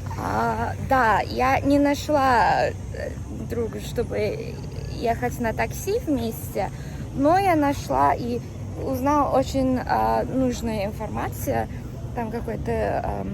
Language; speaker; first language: Russian; non-native, fluent; Korean